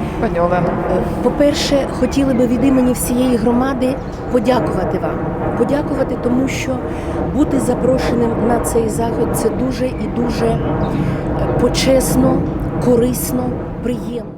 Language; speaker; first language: Ukrainian; native; Ukrainian